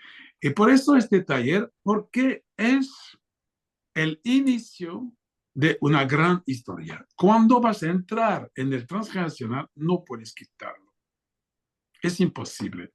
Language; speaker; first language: Spanish; non-native, fluent; French